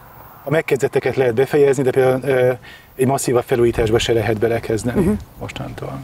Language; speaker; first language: Hungarian; native; Hungarian